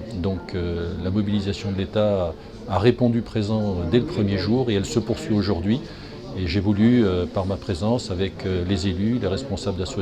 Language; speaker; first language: French; native; French